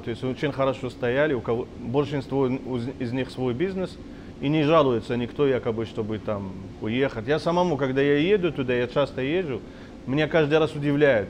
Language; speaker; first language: Russian; non-native, fluent; Arabic